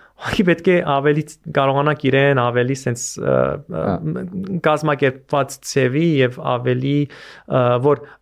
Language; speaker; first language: Armenian; native; Armenian